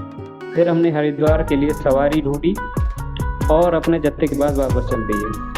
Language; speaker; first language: Hindi; native; Hindi